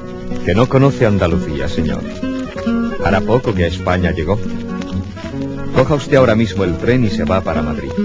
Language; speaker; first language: Spanish; native; Spanish